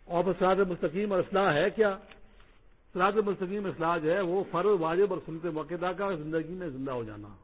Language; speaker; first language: Urdu; non-native, local second language; Pashto